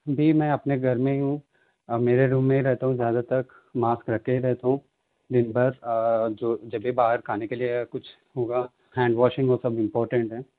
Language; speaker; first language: Hindi; non-native, local second language; Telugu